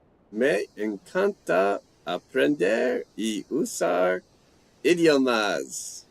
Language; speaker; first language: Spanish; non-native, learner; English